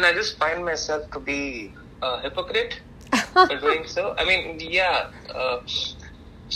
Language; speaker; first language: English; non-native, local second language; Tamil